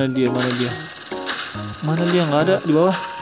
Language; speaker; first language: Indonesian; native; Indonesian